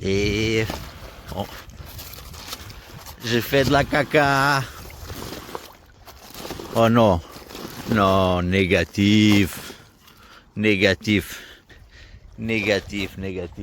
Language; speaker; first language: French; native; French